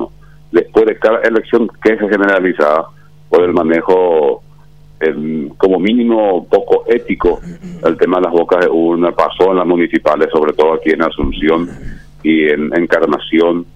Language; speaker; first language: Spanish; native; Spanish